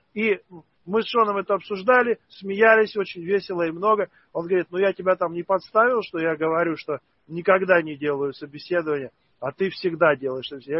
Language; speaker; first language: Russian; native; Russian